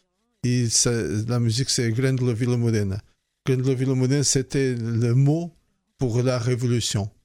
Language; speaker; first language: French; non-native, fluent; Portuguese